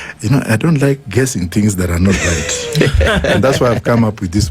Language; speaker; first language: English; non-native, local second language; Luyia